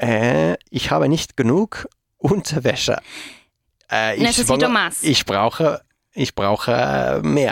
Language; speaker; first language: German; non-native, fluent; Spanish